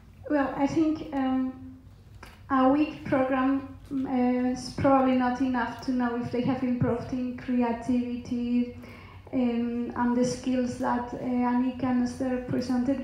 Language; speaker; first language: English; non-native, fluent; Basque